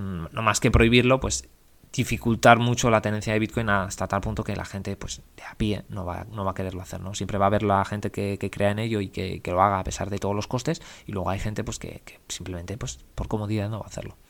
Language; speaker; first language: Spanish; native; Spanish